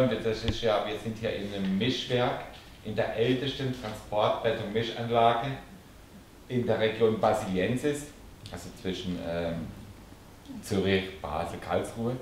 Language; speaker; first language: German; native; German